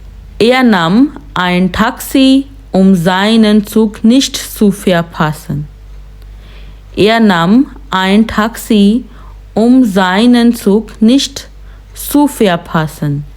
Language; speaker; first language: German; non-native, fluent; Urdu